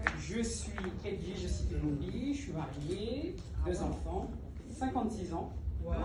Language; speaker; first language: French; early bilingual, other home language; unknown